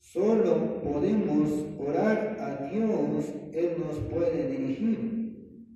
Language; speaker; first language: Spanish; non-native, fluent; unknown